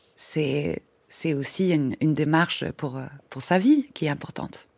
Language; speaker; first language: French; non-native, fluent; Swedish